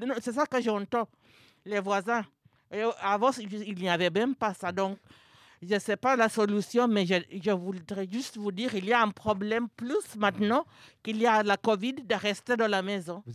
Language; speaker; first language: French; non-native, fluent; English